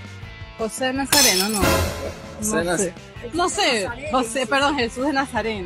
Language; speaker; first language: Spanish; native; Spanish